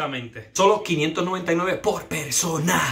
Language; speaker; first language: Spanish; native; Spanish